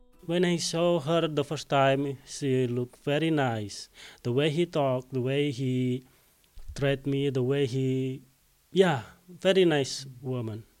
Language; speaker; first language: English; non-native, learner; Indonesian